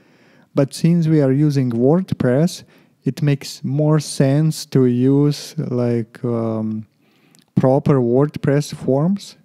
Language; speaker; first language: English; non-native, fluent; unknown